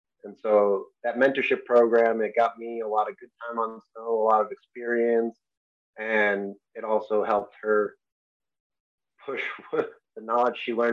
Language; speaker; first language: English; native; English